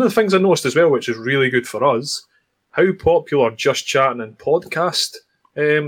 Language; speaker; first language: English; native; English